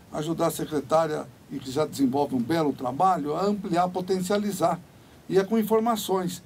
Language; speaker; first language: Portuguese; native; Portuguese